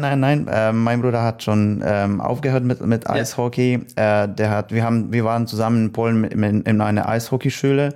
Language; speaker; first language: German; non-native, learner; Polish